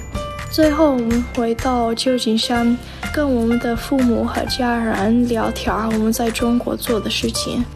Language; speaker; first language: Chinese; non-native, learner; English